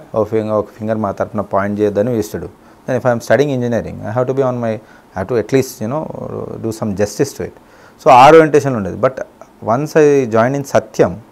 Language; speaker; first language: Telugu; native; Telugu